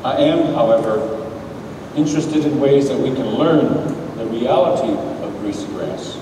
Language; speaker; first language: English; native; English